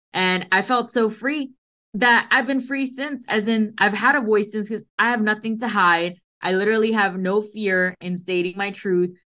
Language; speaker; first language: English; early bilingual, other home language; Hindi